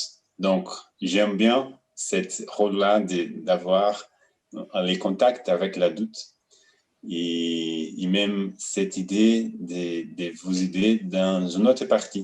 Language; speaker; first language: French; non-native, fluent; Portuguese